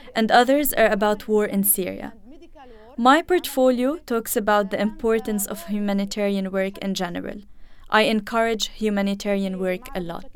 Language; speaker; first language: English; early bilingual, other home language; Arabic